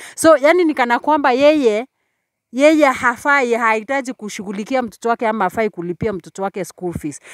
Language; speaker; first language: Swahili; non-native, local second language; Gusii